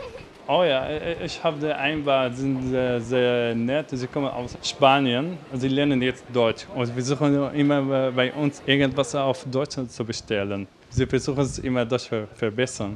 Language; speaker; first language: German; non-native, learner; Arabic